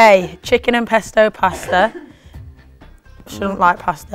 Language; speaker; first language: English; native; English